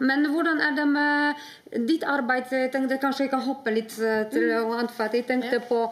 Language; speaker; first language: Norwegian; non-native, fluent; Polish